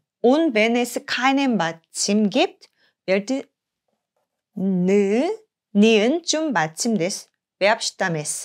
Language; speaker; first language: German; non-native, fluent; Korean